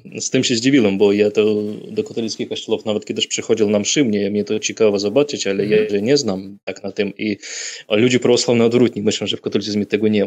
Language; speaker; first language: Polish; non-native, fluent; Russian